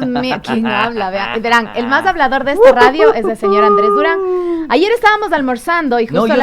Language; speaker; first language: Spanish; native; Spanish